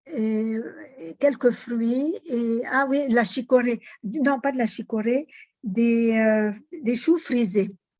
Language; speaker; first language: French; non-native, fluent; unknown